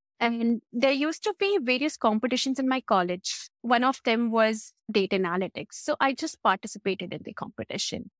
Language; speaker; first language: English; non-native, local second language; Hindi